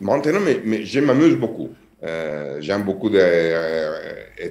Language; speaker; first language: French; non-native, learner; Italian